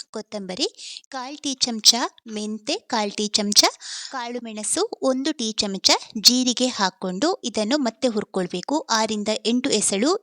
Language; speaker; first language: Kannada; non-native, local second language; Tulu